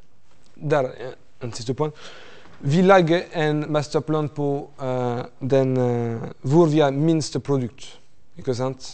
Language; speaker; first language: Norwegian; non-native, fluent; French